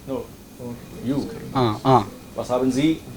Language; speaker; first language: German; non-native, fluent; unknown